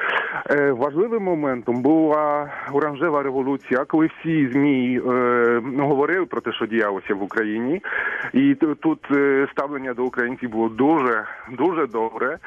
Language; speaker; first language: Ukrainian; non-native, fluent; Polish